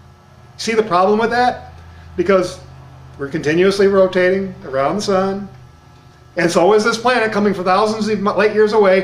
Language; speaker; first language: English; native; English